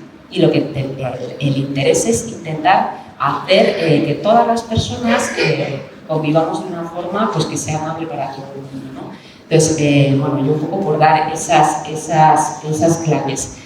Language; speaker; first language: Spanish; native; Spanish